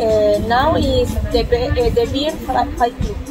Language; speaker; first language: English; non-native, learner; Spanish